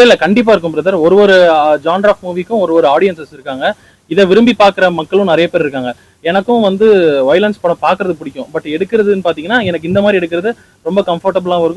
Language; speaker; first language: Tamil; native; Tamil